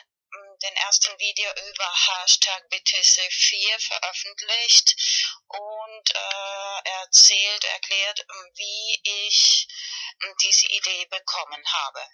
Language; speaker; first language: German; non-native, fluent; Spanish